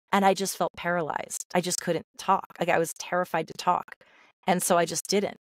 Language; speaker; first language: English; native; English